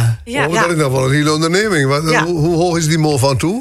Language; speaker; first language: Dutch; native; Dutch